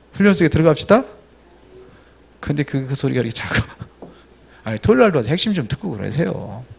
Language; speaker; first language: Korean; native; Korean